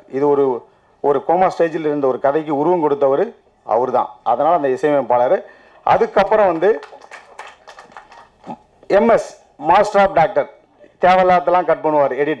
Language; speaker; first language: Tamil; native; Tamil